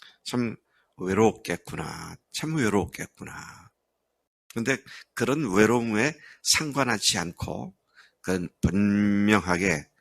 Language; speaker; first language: Korean; native; Korean